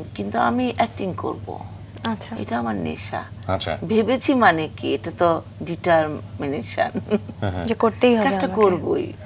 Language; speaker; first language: Bangla; native; Bangla